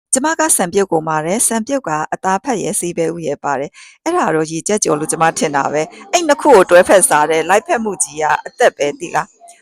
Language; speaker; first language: Burmese; non-native, local second language; Shan